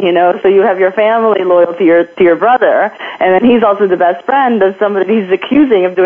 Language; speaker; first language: English; non-native, local second language; Filipino